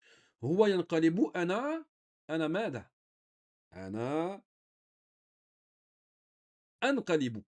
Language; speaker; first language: Arabic; non-native, fluent; French